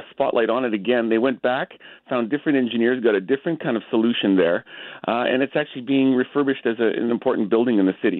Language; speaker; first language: English; native; English